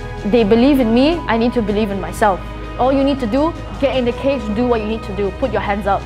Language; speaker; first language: English; non-native, local second language; Chinese